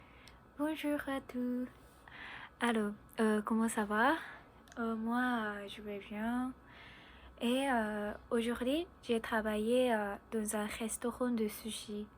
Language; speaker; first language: French; non-native, learner; Japanese